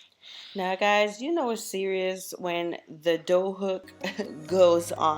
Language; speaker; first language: English; native; English